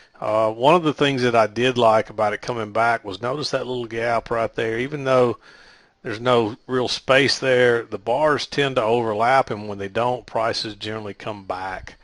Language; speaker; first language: English; native; English